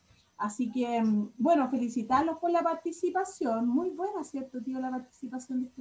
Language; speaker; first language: Spanish; native; Spanish